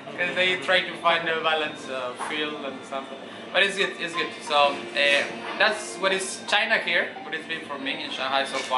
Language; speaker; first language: English; non-native, fluent; Spanish